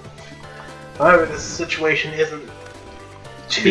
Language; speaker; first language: English; native; English